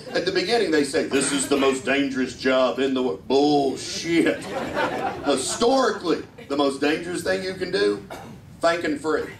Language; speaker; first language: English; native; English